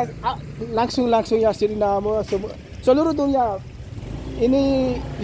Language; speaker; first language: Indonesian; non-native, learner; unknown